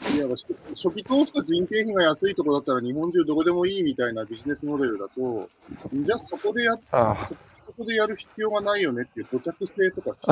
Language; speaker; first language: Japanese; native; Japanese